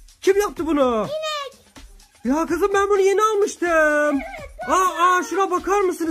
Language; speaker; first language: Turkish; native; Turkish